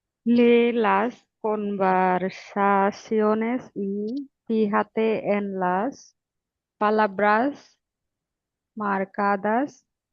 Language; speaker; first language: Spanish; non-native, learner; Bangla